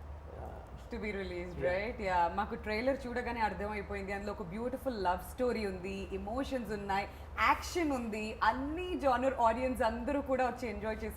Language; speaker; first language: Telugu; native; Telugu